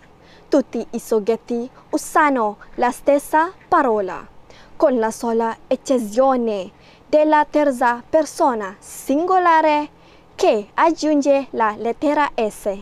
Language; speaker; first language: Italian; non-native, learner; Malay